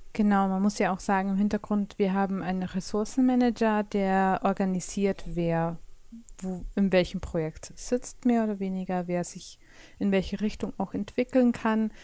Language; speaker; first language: German; native; German